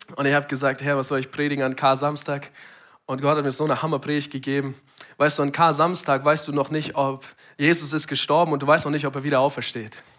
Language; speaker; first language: German; non-native, fluent; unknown